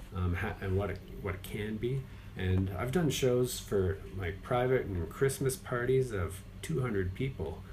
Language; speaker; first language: English; native; English